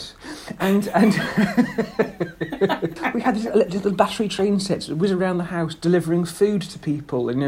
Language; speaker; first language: English; native; English